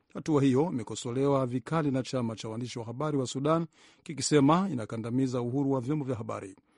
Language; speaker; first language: Swahili; non-native, local second language; Rundi